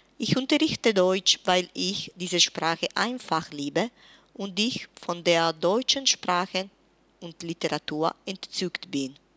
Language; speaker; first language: German; non-native, fluent; Italian